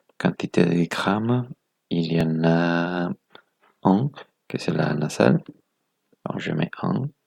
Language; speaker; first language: French; non-native, fluent; Spanish